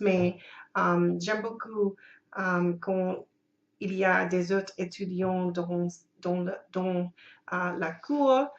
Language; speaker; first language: French; non-native, learner; English